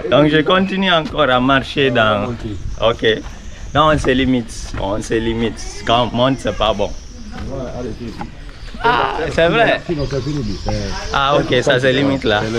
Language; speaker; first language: French; non-native, local second language; Susu